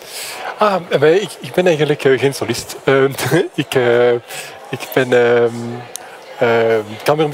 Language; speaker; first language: Dutch; non-native, fluent; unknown